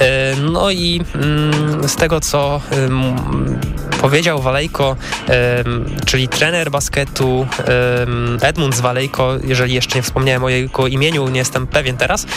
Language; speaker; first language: Polish; native; Polish